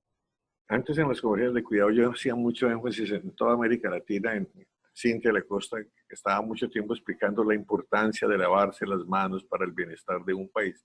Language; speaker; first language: Spanish; native; Spanish